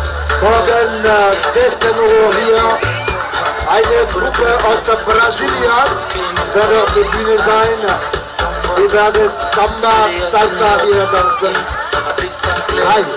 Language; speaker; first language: German; non-native, learner; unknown